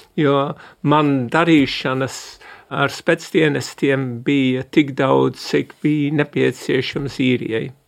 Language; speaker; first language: Latvian; early bilingual, heritage; Latvian